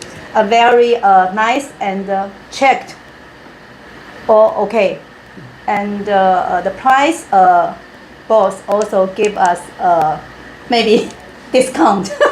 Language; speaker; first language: English; non-native, learner; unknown